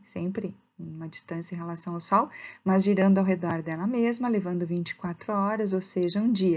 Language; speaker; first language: Portuguese; native; Portuguese